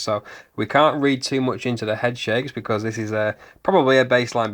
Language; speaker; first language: English; native; English